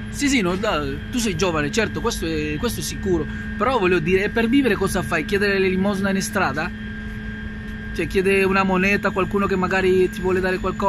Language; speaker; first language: Italian; non-native, fluent; Spanish